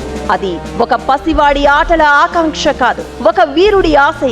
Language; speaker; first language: Telugu; native; Telugu